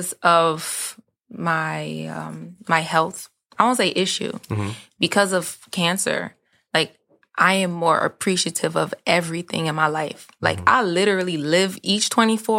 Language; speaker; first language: English; native; English